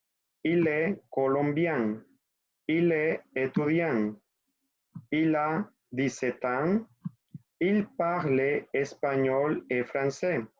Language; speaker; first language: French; non-native, fluent; Spanish